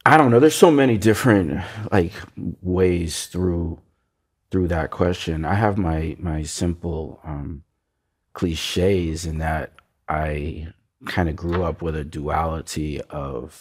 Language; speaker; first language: English; native; English